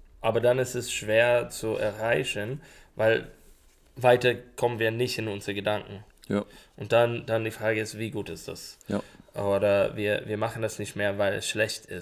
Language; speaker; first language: German; non-native, learner; English